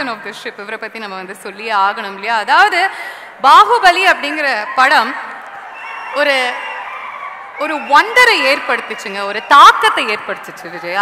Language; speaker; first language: Tamil; native; Tamil